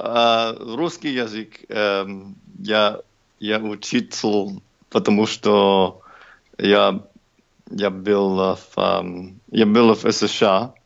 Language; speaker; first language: Russian; non-native, learner; English